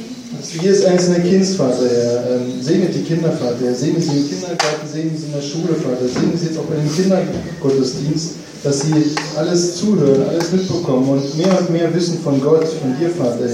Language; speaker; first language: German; non-native, fluent; Russian